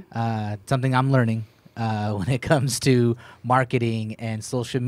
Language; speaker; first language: English; native; English